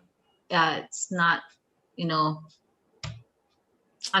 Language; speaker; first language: English; non-native, fluent; Indonesian